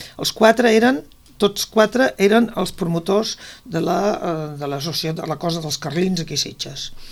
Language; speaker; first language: Catalan; native; Catalan